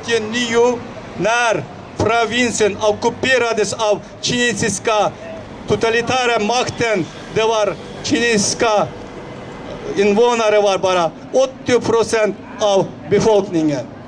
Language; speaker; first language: Swedish; non-native, fluent; Uyghur